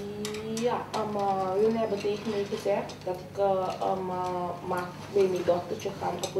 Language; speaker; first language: Dutch; non-native, fluent; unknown